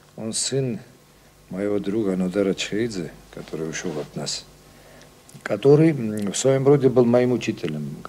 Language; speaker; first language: Russian; non-native, local second language; Georgian